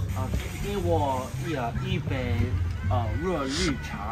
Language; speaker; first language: Chinese; non-native, learner; English